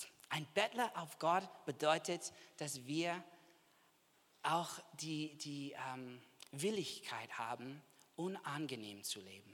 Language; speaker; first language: German; non-native, fluent; English